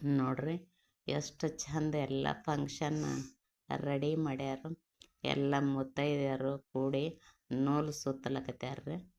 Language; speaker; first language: Kannada; native; Kannada